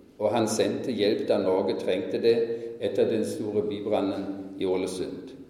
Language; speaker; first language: Norwegian; non-native, fluent; German